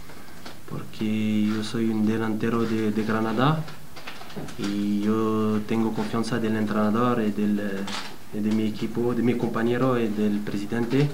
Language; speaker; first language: Spanish; non-native, learner; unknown